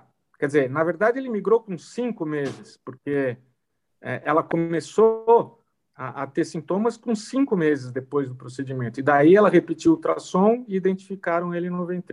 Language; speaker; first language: Portuguese; native; Portuguese